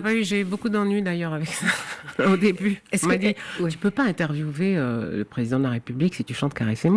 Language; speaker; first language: French; native; French